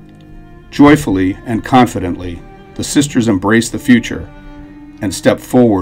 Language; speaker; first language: English; native; English